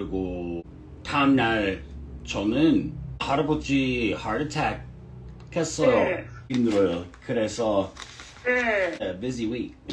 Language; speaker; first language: Korean; non-native, learner; English